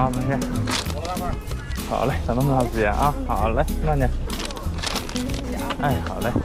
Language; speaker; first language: Chinese; native; Chinese